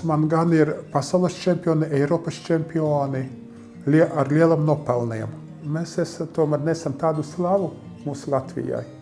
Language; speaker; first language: Latvian; non-native, local second language; Russian